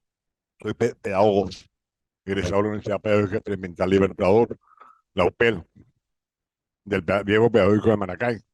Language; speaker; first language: Spanish; native; Spanish